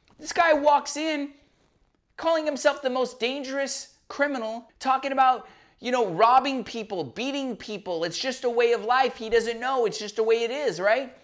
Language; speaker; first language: English; native; English